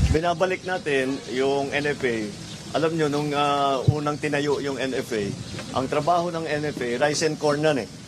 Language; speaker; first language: Filipino; native; Filipino